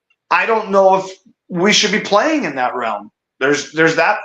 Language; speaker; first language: English; native; English